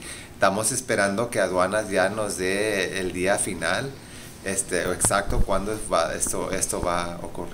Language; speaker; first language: Spanish; early bilingual, heritage; Spanish